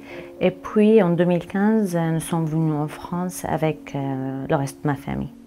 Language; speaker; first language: French; non-native, fluent; Arabic